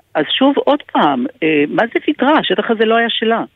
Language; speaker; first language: Hebrew; native; Hebrew